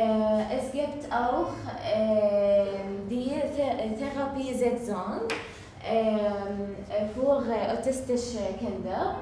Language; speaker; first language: German; non-native, learner; Arabic